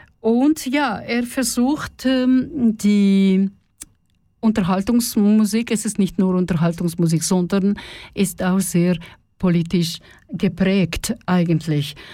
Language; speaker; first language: German; non-native, fluent; Russian